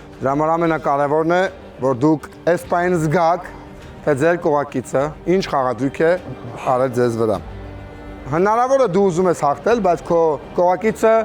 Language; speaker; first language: Armenian; native; Armenian